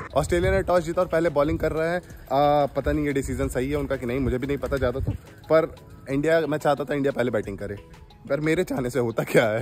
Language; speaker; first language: Hindi; native; Hindi